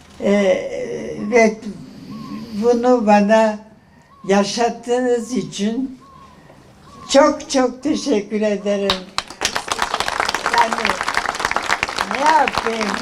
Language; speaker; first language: Turkish; early bilingual, other home language; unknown